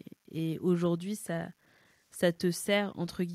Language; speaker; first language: French; native; French